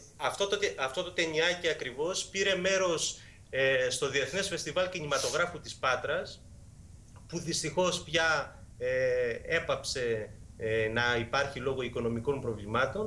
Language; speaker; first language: Greek; native; Greek